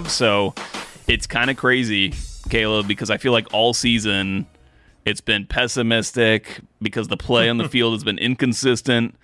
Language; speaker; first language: English; native; English